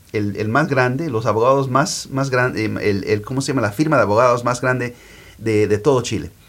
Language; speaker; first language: Spanish; early bilingual, heritage; Spanish